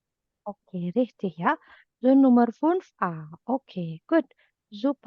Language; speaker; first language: German; non-native, fluent; Indonesian